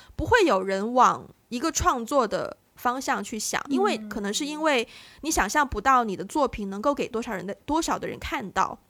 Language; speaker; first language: Chinese; native; Chinese